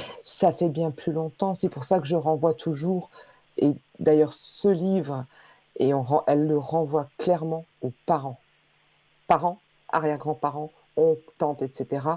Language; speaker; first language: French; native; French